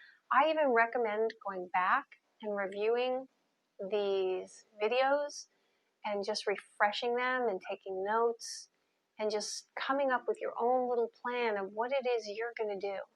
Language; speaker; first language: English; native; English